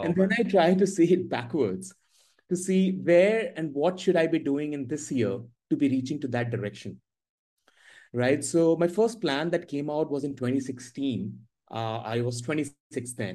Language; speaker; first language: English; non-native, local second language; Hindi